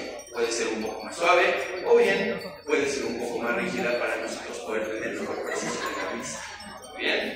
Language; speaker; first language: Spanish; native; Spanish